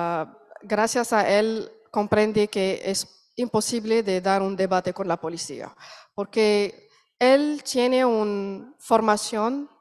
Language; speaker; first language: Spanish; non-native, learner; Arabic